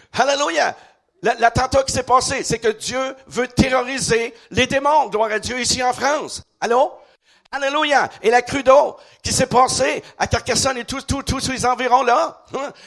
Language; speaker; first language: French; native; French